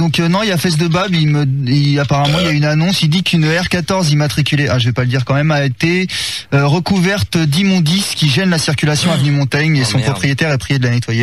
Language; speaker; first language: French; native; French